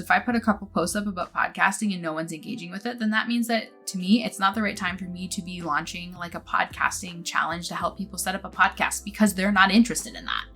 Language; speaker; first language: English; native; English